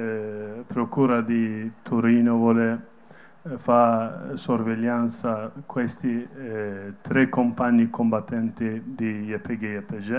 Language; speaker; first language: Italian; non-native, learner; Kurdish